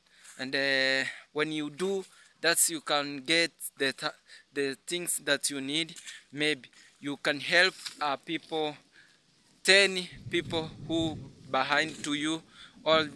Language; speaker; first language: English; non-native, learner; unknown